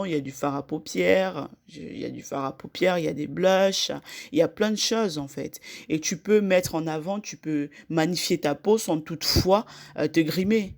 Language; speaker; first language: French; native; French